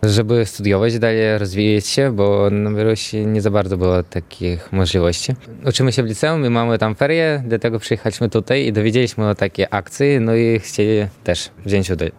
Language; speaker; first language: Polish; non-native, fluent; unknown